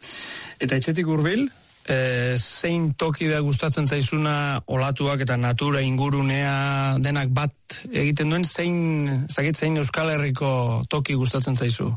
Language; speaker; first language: Basque; native; Basque